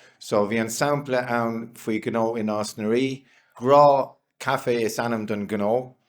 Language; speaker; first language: Irish; non-native, local second language; English